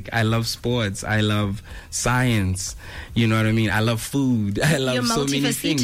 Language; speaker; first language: English; non-native, local second language; Tswana